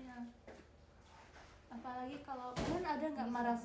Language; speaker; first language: Indonesian; early bilingual, heritage; Indonesian